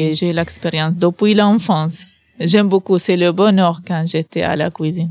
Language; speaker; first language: French; non-native, learner; Arabic